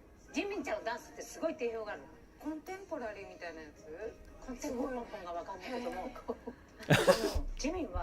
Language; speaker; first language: Japanese; native; Japanese